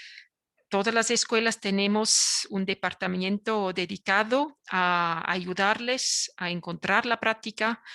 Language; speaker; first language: Spanish; non-native, fluent; French